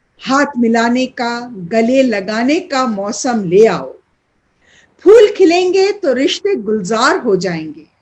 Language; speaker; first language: Hindi; non-native, local second language; Bangla